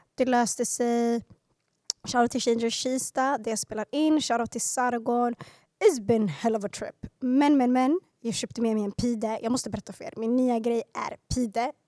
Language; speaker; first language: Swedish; early bilingual, other home language; Arabic